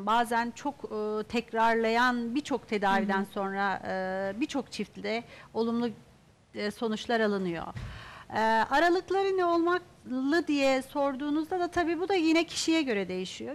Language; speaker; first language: Turkish; native; Turkish